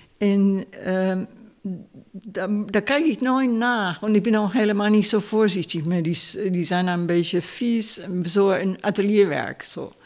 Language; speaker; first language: Dutch; non-native, fluent; Spanish